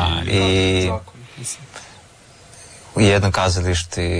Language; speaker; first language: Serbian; non-native, learner; Russian